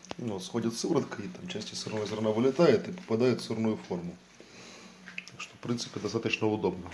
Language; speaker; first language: Russian; native; Russian